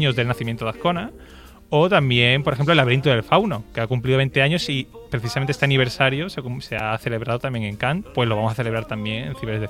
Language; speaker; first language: Spanish; native; Spanish